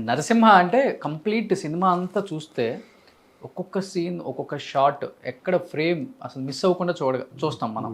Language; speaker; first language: Telugu; native; Telugu